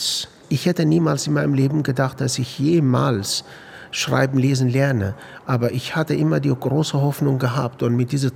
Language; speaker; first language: German; non-native, fluent; Arabic